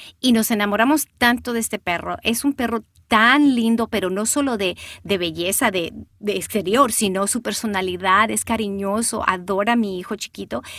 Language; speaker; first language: Spanish; early bilingual, heritage; Spanish